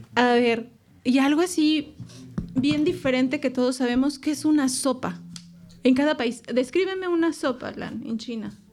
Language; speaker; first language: Spanish; native; Spanish